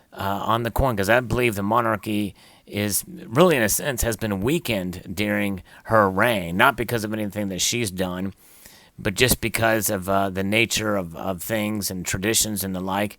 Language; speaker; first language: English; native; English